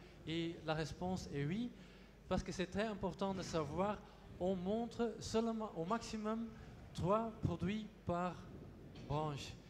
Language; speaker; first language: French; non-native, local second language; Dutch